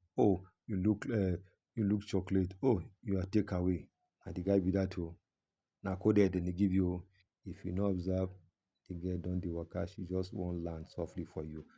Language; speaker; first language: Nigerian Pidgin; non-native, local second language; Yoruba